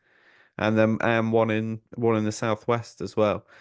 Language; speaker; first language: English; native; English